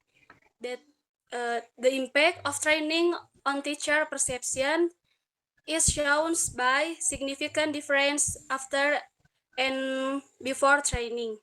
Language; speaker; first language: English; non-native, learner; Indonesian